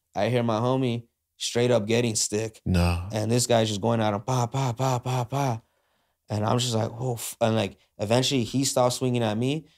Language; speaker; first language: English; native; English